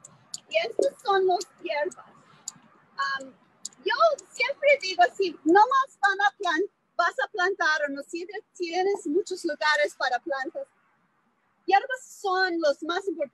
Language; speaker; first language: Spanish; non-native, fluent; English